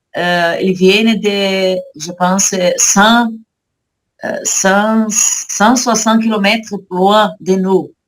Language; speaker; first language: French; non-native, learner; Portuguese